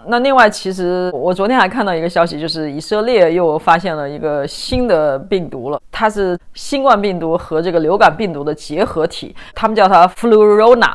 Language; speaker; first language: Chinese; native; Chinese